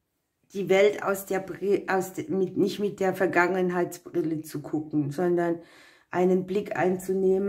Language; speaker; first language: German; native; German